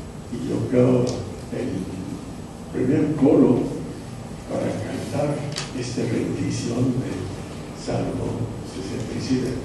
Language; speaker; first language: Spanish; non-native, fluent; English